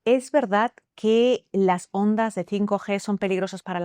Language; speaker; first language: Spanish; native; Spanish